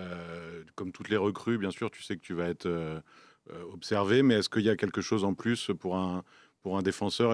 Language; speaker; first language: French; native; French